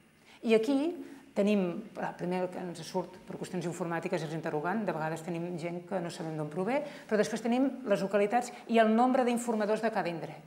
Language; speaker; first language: Catalan; native; Catalan